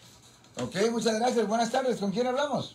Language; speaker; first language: Spanish; native; Spanish